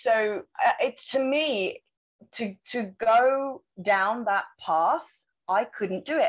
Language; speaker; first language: English; native; English